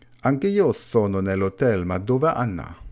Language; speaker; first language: Italian; non-native, learner; German